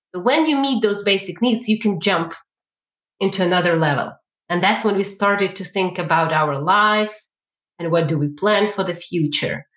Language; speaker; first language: English; non-native, fluent; Ukrainian